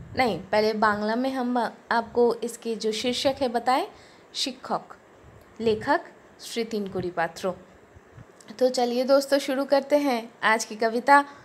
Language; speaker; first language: Hindi; non-native, local second language; Bangla